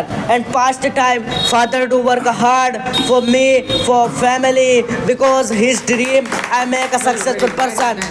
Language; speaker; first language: English; non-native, learner; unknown